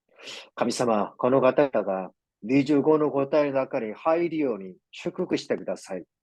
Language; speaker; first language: Japanese; non-native, fluent; Korean